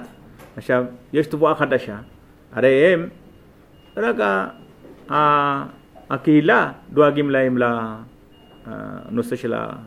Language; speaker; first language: Hebrew; non-native, fluent; Amharic